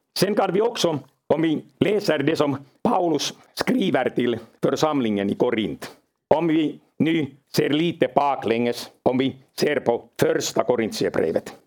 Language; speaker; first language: Swedish; non-native, local second language; Finnish